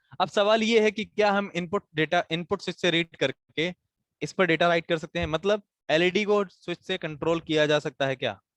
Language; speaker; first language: Hindi; native; Hindi